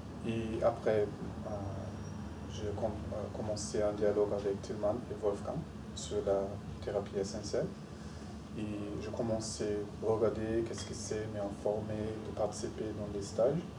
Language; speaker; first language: French; non-native, fluent; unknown